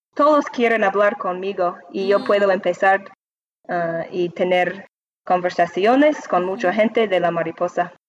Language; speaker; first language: Spanish; non-native, learner; English